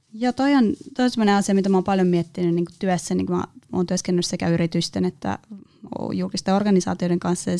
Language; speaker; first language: Finnish; native; Finnish